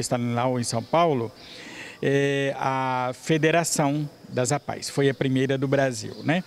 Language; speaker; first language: Portuguese; native; Portuguese